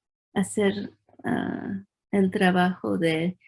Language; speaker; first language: Spanish; early bilingual, heritage; English